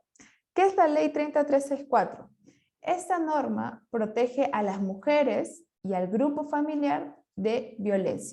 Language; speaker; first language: Spanish; native; Spanish